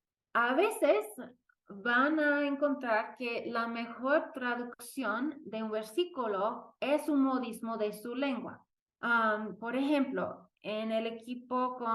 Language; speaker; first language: Spanish; non-native, fluent; English